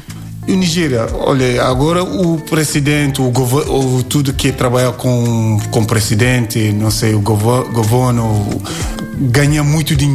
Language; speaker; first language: Portuguese; non-native, learner; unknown